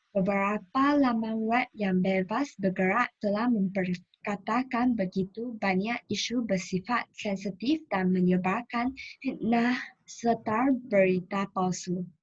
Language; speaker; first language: Malay; non-native, local second language; Chinese